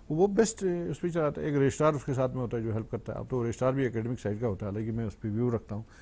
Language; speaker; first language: Urdu; non-native, local second language; Kashmiri